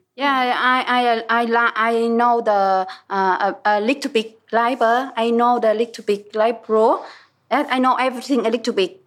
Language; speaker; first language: English; non-native, learner; Vietnamese